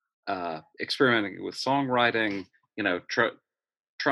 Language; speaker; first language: English; native; English